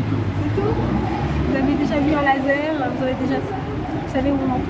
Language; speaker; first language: French; native; French